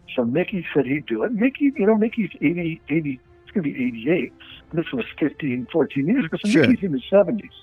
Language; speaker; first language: English; native; English